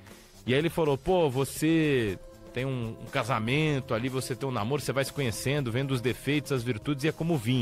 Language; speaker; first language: Portuguese; native; Portuguese